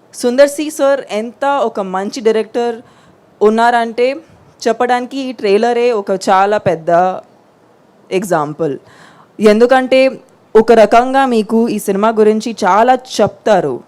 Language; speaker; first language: Telugu; non-native, fluent; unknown